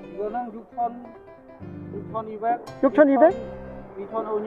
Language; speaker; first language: Korean; non-native, learner; Khmer